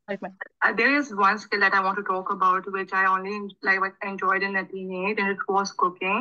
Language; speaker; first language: English; non-native, fluent; Bangla